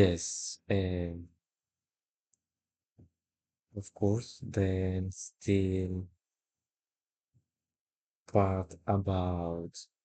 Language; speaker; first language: English; non-native, learner; Spanish